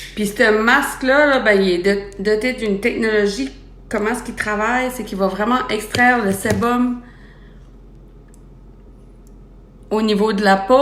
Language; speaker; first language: French; native; French